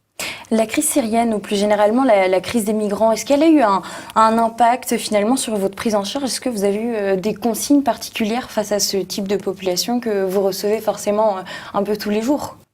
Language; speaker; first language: French; native; French